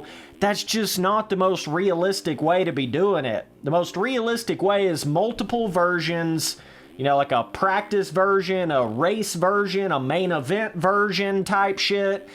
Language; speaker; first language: English; native; English